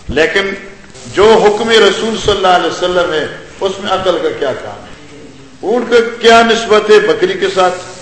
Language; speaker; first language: Urdu; non-native, local second language; Pashto